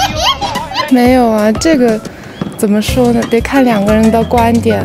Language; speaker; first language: Chinese; native; Chinese